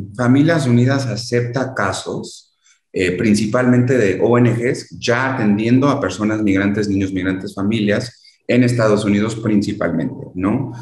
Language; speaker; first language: Spanish; early bilingual, heritage; Spanish